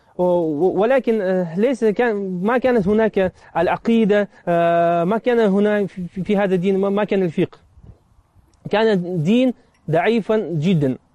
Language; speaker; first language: Arabic; non-native, fluent; Russian